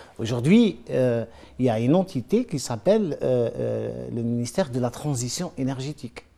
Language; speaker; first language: French; non-native, local second language; Arabic